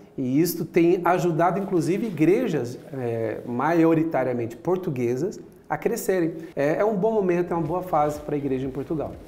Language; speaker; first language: Portuguese; native; Portuguese